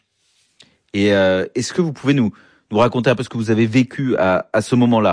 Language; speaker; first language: French; native; French